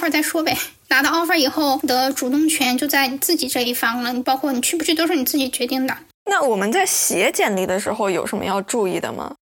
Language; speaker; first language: Chinese; native; Chinese